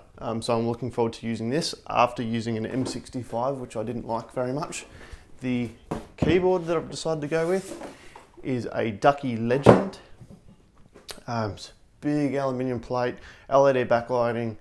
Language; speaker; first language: English; native; English